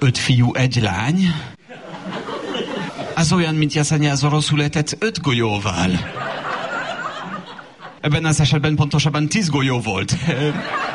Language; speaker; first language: Hungarian; non-native, fluent; French